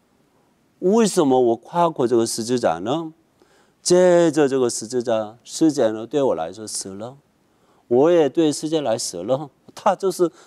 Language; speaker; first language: Chinese; non-native, fluent; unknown